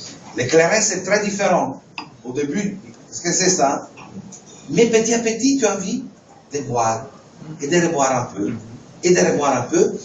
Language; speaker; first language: French; non-native, fluent; Italian